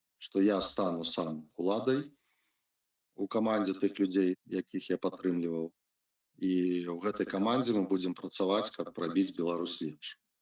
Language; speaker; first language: Belarusian; non-native, local second language; Russian